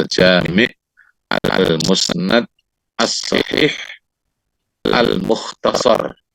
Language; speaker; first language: Arabic; non-native, fluent; Indonesian